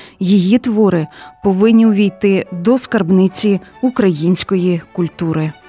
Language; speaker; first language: Ukrainian; native; Ukrainian